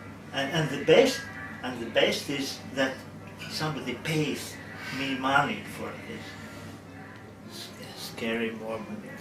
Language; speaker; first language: English; non-native, learner; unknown